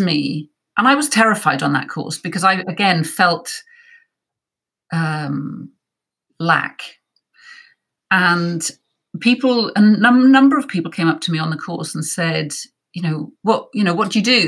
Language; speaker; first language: English; native; English